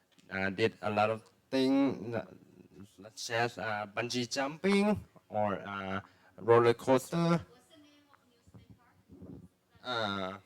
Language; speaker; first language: English; non-native, learner; Thai